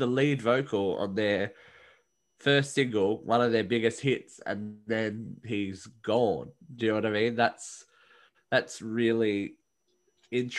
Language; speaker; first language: English; native; English